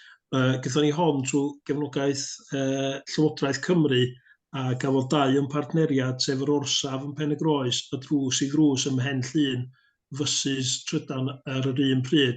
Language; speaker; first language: Welsh; native; Welsh